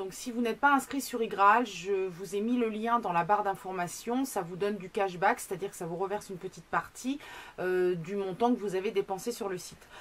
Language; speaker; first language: French; native; French